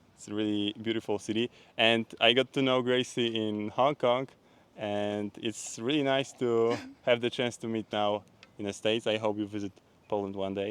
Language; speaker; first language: English; non-native, fluent; Polish